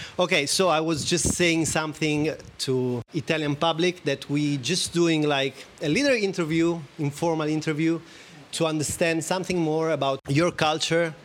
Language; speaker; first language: English; non-native, fluent; Italian